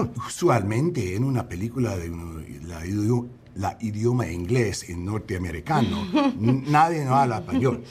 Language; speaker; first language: Spanish; non-native, learner; English